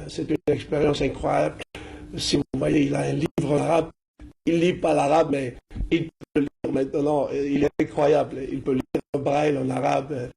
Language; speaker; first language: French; non-native, local second language; Arabic